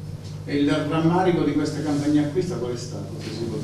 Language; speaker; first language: Italian; native; Italian